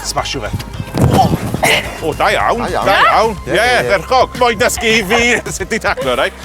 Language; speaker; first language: Welsh; non-native, local second language; English